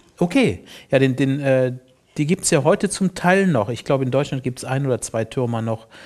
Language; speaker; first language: German; native; German